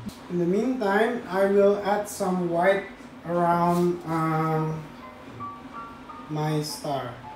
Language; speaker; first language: Indonesian; early bilingual, heritage; Indonesian